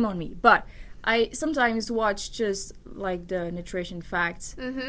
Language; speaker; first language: English; non-native, learner; French